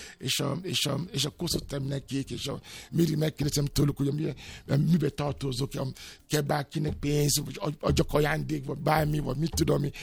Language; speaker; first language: Hungarian; non-native, learner; Yoruba